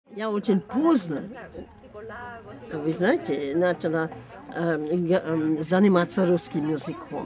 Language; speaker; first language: Russian; non-native, fluent; English